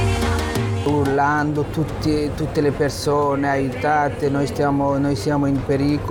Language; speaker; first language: Italian; non-native, fluent; Bangla